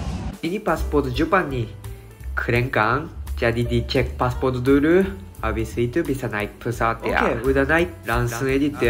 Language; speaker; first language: Indonesian; non-native, fluent; Japanese